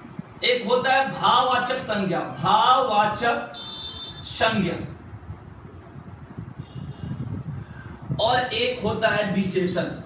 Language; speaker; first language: Hindi; native; Hindi